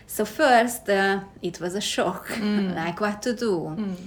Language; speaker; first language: English; non-native, fluent; Hungarian